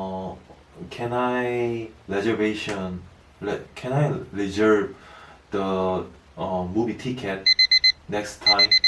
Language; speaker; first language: English; non-native, learner; Korean